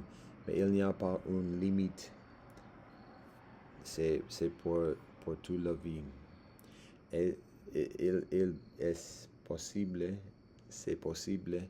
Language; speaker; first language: French; non-native, learner; English